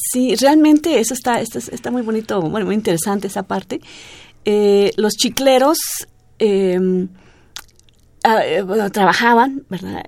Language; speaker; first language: Spanish; non-native, fluent; German